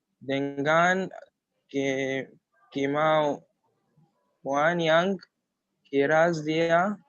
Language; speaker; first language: Indonesian; non-native, learner; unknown